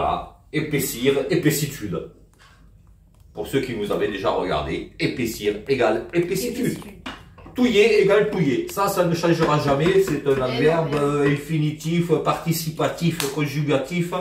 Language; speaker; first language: French; native; French